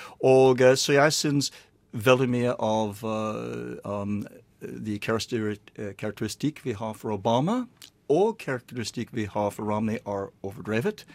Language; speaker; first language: Norwegian; non-native, learner; English